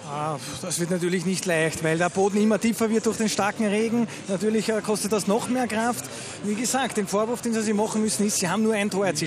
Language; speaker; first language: German; native; German